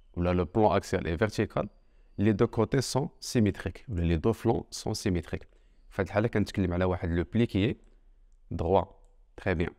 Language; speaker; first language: French; non-native, local second language; Arabic